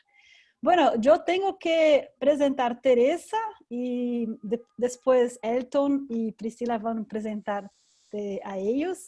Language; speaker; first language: Spanish; non-native, fluent; Portuguese